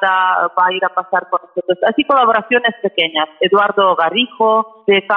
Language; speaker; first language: Spanish; non-native, fluent; Ukrainian